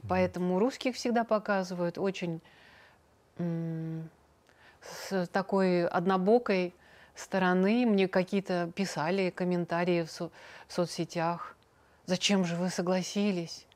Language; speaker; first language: Russian; native; Russian